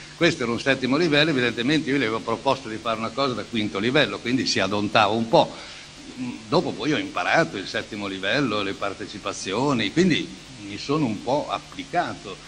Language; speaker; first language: Italian; native; Italian